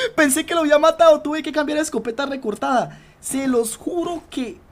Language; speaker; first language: Spanish; native; Spanish